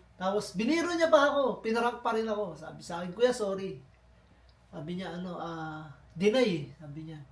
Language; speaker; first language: Filipino; native; Filipino